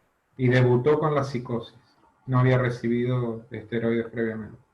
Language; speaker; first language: Spanish; native; Spanish